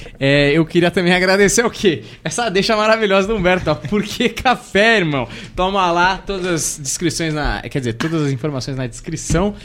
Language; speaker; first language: Portuguese; native; Portuguese